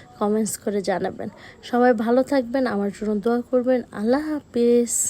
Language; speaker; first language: Bangla; early bilingual, heritage; Bangla